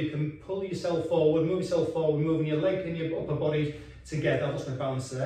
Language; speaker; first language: English; native; English